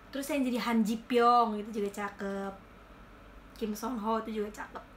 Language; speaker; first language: Indonesian; native; Indonesian